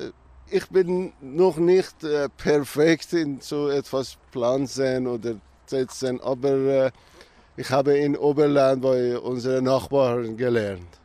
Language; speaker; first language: German; non-native, learner; Persian